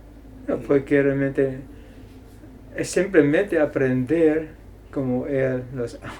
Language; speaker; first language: Spanish; non-native, fluent; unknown